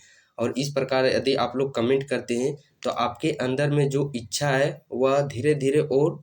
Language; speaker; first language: Hindi; native; Hindi